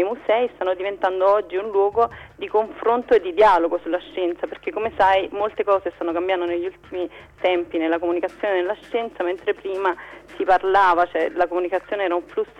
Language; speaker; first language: Italian; native; Italian